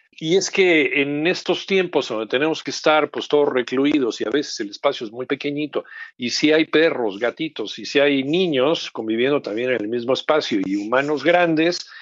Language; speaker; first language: Spanish; native; Spanish